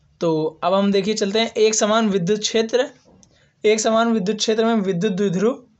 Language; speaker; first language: Hindi; native; Hindi